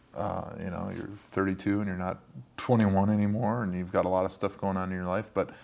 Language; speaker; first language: English; native; English